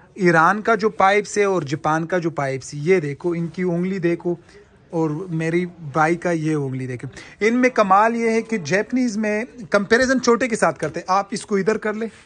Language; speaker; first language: Urdu; non-native, local second language; Pashto